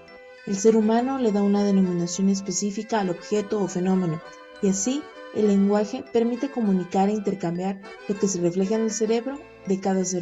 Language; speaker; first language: Spanish; native; Spanish